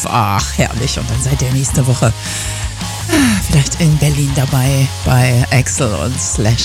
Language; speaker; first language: German; native; German